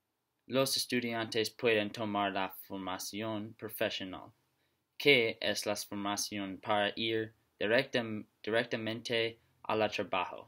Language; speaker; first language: Spanish; non-native, learner; English